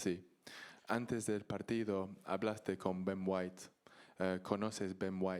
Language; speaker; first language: Spanish; non-native, learner; English